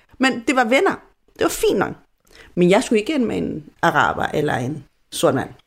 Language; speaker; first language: Danish; non-native, fluent; Spanish